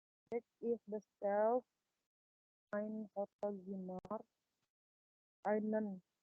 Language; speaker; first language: German; non-native, learner; Indonesian